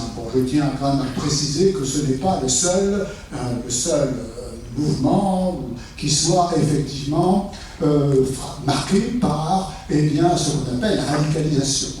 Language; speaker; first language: French; native; French